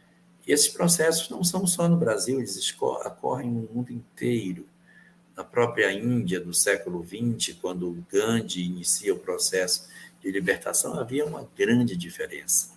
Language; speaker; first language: Portuguese; native; Portuguese